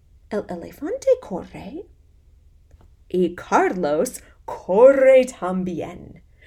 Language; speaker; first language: Spanish; non-native, fluent; English